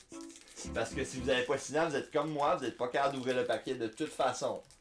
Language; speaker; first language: French; native; French